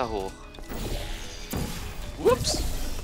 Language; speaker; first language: German; native; German